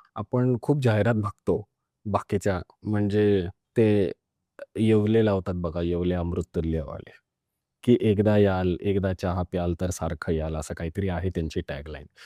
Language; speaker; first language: Marathi; non-native, local second language; Punjabi